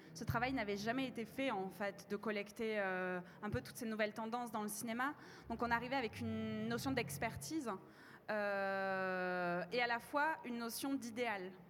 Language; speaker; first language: French; native; French